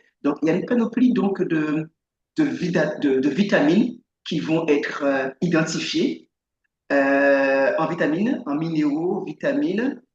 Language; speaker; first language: French; native; French